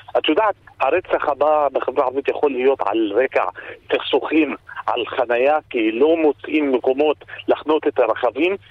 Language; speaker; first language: Hebrew; non-native, local second language; Arabic